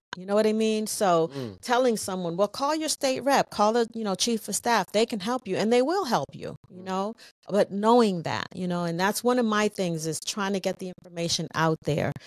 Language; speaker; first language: English; native; English